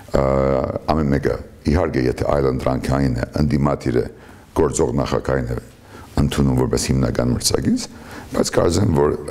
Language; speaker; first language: Armenian; early bilingual, heritage; Armenian